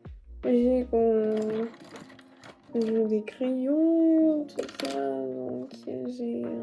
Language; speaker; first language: French; non-native, learner; Russian